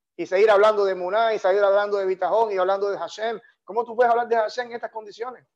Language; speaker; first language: Spanish; native; Spanish